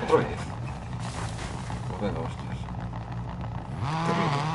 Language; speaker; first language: Spanish; native; Spanish